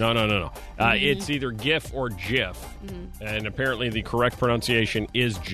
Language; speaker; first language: English; native; English